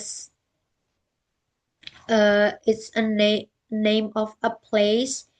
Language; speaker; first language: English; non-native, learner; Indonesian